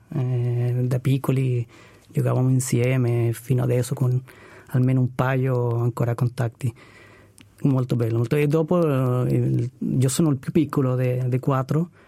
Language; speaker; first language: Italian; non-native, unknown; Spanish